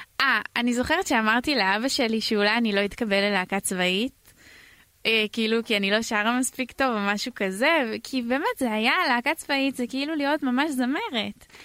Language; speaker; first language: Hebrew; native; Hebrew